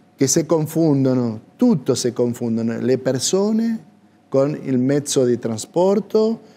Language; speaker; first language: Italian; non-native, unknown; Spanish